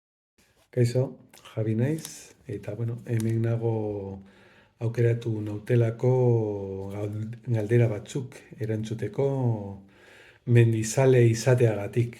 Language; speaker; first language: Basque; non-native, local second language; Spanish